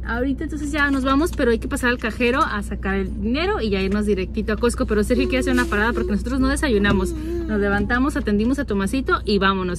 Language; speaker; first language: Spanish; native; Spanish